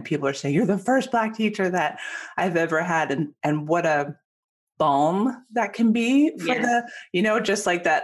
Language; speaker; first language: English; native; English